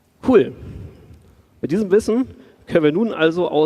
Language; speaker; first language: German; native; German